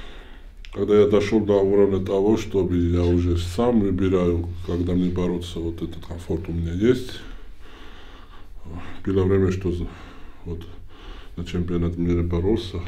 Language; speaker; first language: Russian; non-native, fluent; Georgian